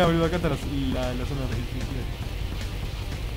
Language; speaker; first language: Spanish; native; Spanish